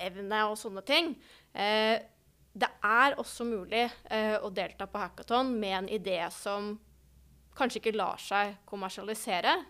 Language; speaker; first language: Norwegian; native; Norwegian